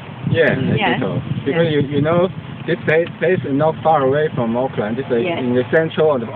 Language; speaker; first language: English; non-native, learner; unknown